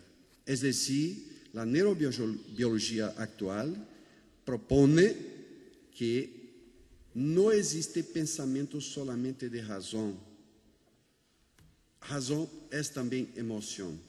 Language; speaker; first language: Spanish; non-native, fluent; Portuguese